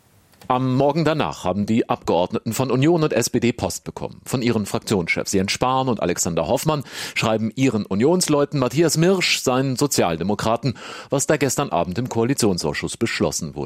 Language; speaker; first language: German; native; German